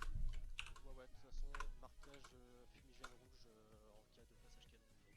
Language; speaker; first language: French; native; French